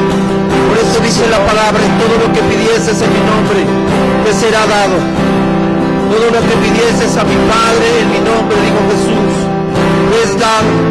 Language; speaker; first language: Spanish; native; Spanish